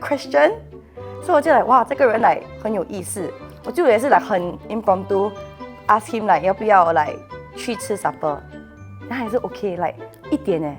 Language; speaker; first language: Chinese; non-native, local second language; English